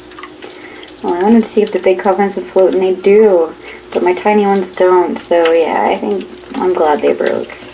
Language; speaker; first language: English; native; English